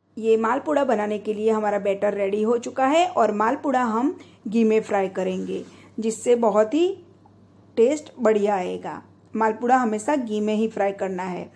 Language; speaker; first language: Hindi; non-native, local second language; Gujarati